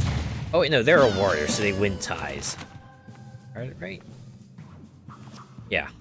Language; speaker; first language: English; native; English